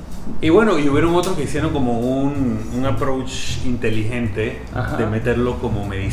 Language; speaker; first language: Spanish; native; Spanish